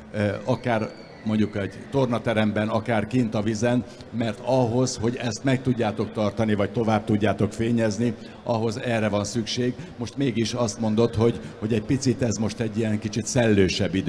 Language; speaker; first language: Hungarian; native; Hungarian